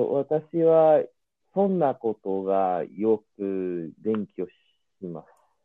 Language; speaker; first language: Japanese; non-native, learner; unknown